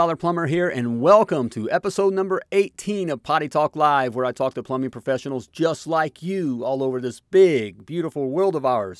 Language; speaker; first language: English; native; English